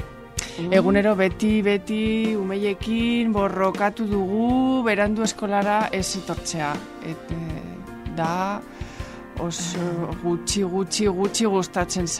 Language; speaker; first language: Basque; non-native, local second language; Spanish